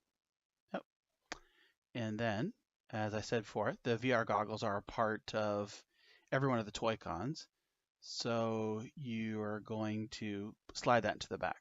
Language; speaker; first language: English; native; English